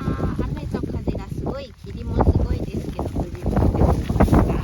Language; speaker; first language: Japanese; native; Japanese